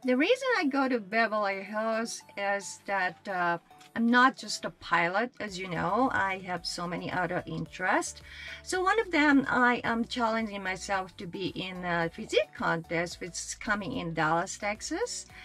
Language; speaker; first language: English; non-native, fluent; Japanese